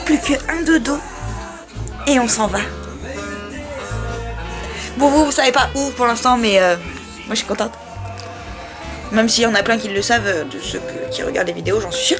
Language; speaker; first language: French; native; French